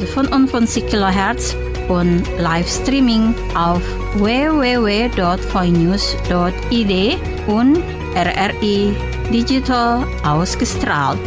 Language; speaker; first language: German; non-native, fluent; Indonesian